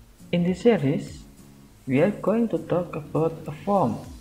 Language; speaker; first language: English; non-native, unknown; Indonesian